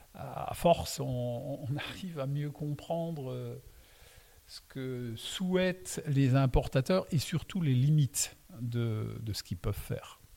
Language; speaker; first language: French; non-native, local second language; Swiss German